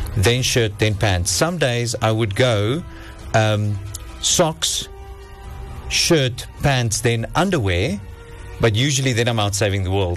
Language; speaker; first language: English; non-native, local second language; Afrikaans